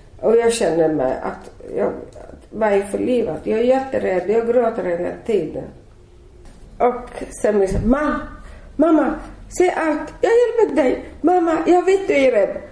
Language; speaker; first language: Swedish; non-native, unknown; Arabic